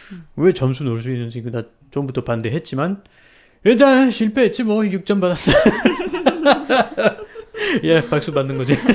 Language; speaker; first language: Korean; non-native, fluent; French